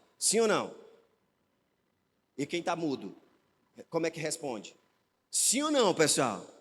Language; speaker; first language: Portuguese; native; Portuguese